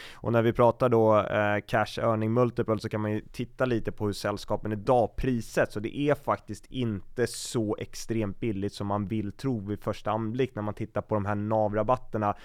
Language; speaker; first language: Swedish; native; Swedish